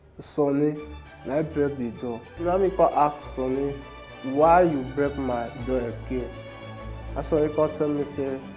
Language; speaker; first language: Nigerian Pidgin; non-native, local second language; Ibibio